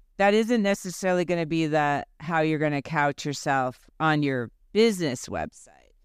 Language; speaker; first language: English; early bilingual, other home language; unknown